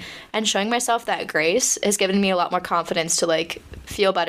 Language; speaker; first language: English; native; English